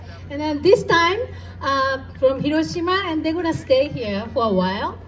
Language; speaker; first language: English; non-native, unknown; Japanese